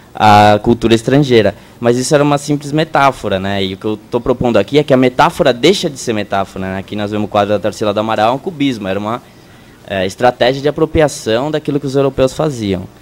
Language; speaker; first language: Portuguese; native; Portuguese